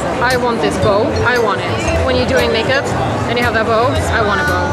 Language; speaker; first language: English; non-native, fluent; Swedish